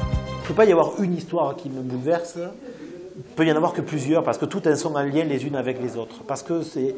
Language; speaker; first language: French; native; French